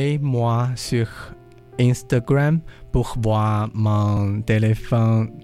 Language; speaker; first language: French; non-native, learner; English